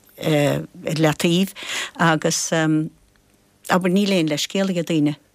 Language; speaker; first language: Irish; native; Irish